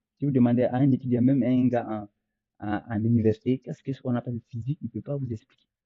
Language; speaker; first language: French; non-native, local second language; Fula